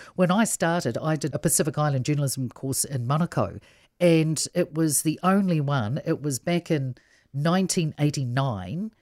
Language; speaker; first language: English; non-native, local second language; Samoan